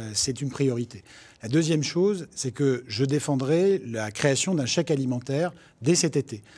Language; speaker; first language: French; native; French